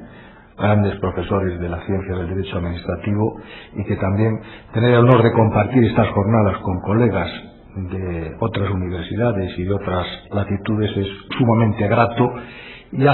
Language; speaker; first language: Spanish; native; Spanish